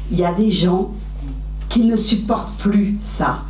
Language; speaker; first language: French; early bilingual, other home language; Arabic